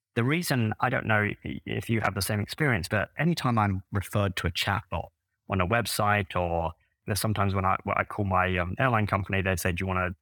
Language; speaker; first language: English; native; English